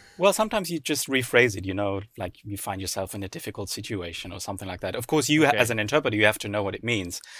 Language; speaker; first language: English; non-native, fluent; German